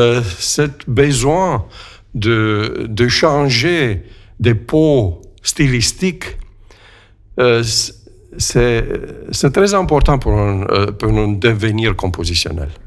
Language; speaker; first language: French; non-native, fluent; Romanian